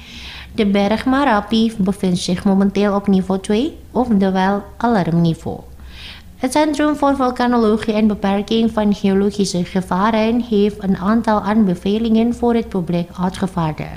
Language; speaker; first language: Dutch; non-native, fluent; Indonesian